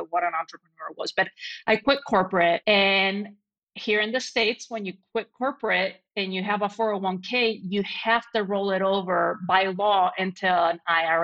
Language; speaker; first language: English; non-native, fluent; Spanish